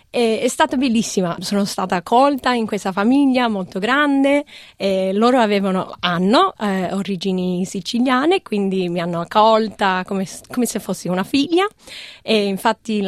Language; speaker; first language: Italian; non-native, fluent; English